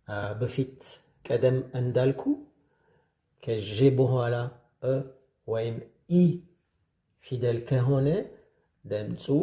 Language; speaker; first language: Amharic; non-native, fluent; French